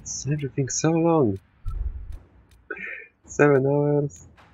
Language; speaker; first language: English; non-native, fluent; Polish